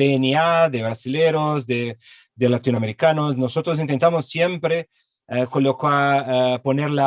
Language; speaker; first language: Spanish; non-native, fluent; Portuguese